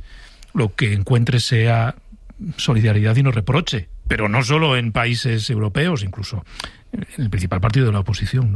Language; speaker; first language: Spanish; native; Spanish